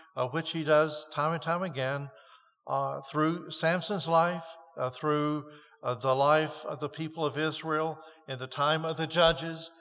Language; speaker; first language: English; native; English